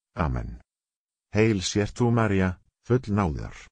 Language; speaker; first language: Icelandic; non-native, learner; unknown